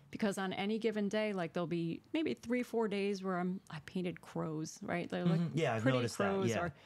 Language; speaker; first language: English; native; English